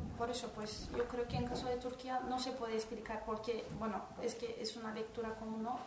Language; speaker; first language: Spanish; non-native, fluent; Turkish